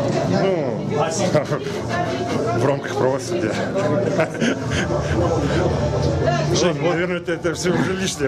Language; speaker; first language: Russian; native; Russian